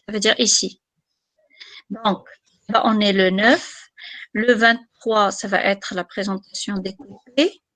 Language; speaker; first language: French; non-native, local second language; Arabic